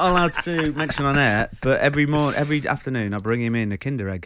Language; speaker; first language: English; native; English